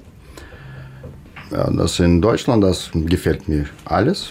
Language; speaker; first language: German; non-native, learner; Russian